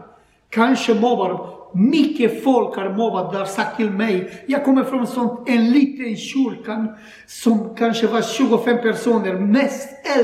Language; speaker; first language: Swedish; non-native, learner; Croatian